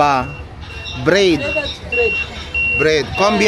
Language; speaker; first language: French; non-native, learner; Filipino